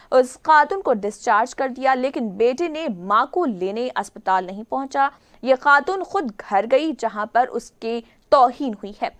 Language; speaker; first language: Urdu; native; Urdu